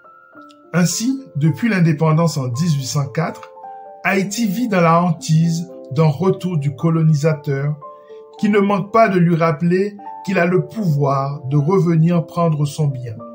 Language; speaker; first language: French; non-native, local second language; Haitian Creole